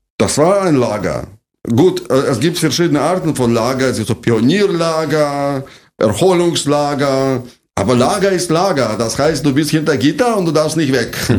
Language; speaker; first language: German; non-native, fluent; Russian